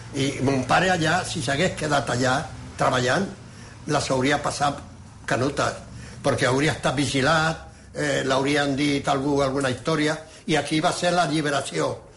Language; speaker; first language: Catalan; early bilingual, other home language; Spanish